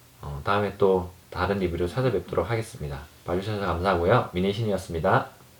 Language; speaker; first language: Korean; native; Korean